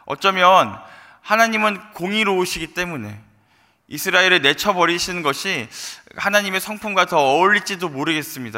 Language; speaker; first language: Korean; native; Korean